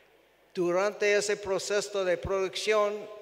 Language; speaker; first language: Spanish; non-native, fluent; English